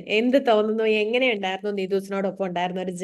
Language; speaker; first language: Malayalam; native; Malayalam